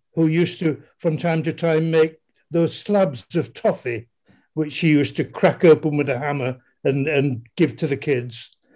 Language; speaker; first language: English; native; English